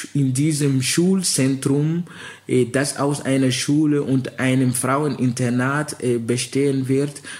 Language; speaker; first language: German; non-native, fluent; Mossi